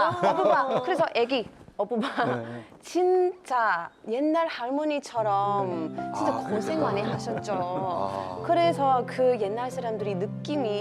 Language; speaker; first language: Korean; non-native, learner; English